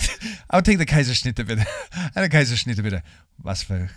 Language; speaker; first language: German; non-native, fluent; English